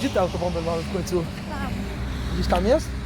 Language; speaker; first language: Polish; native; Polish